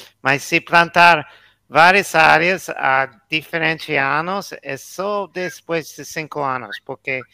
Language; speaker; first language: Portuguese; non-native, learner; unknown